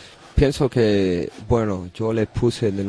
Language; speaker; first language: Spanish; non-native, learner; English